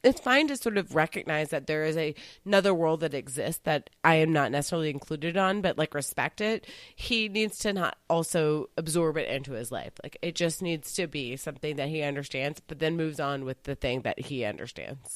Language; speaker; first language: English; native; English